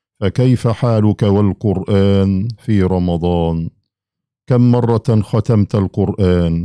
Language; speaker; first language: Arabic; native; Arabic